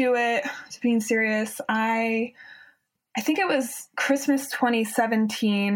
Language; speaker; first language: English; native; English